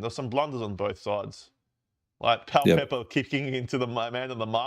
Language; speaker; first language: English; native; English